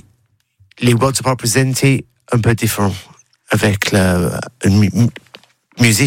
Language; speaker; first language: French; non-native, learner; English